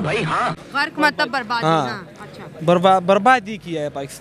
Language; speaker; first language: Hindi; non-native, local second language; Pashto